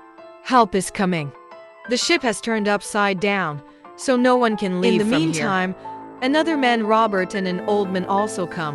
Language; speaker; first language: English; non-native, local second language; Hindi